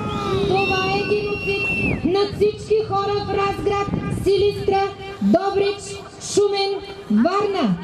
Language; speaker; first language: Bulgarian; native; Bulgarian